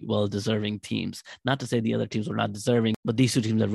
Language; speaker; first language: English; non-native, local second language; Urdu